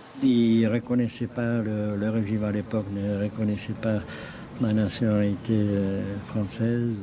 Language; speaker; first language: French; non-native, fluent; Czech